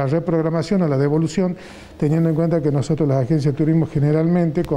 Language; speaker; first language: Spanish; native; Spanish